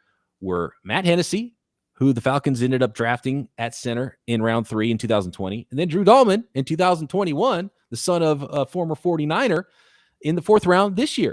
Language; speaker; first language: English; native; English